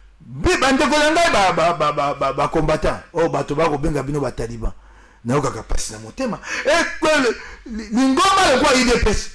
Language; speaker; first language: Lingala; native; Lingala